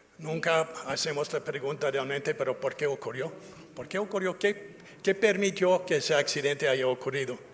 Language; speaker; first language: Spanish; non-native, fluent; English